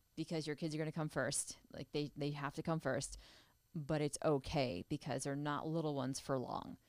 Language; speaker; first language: English; native; English